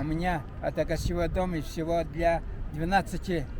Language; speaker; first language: Russian; non-native, fluent; Mongolian